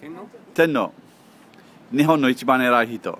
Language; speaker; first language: Japanese; non-native, learner; English